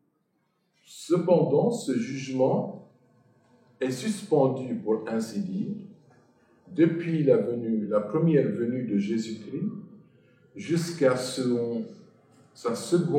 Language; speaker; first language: French; non-native, fluent; Arabic